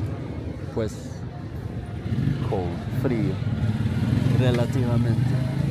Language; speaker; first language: Spanish; non-native, fluent; Swedish